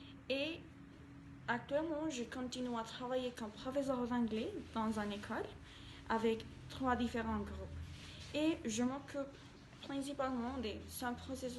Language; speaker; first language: French; non-native, learner; Spanish